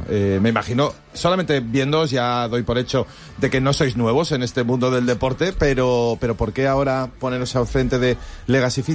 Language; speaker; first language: Spanish; native; Spanish